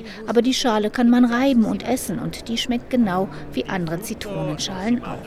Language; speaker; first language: German; native; German